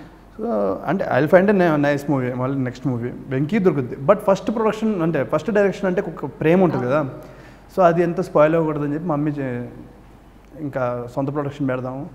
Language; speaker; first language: Telugu; native; Telugu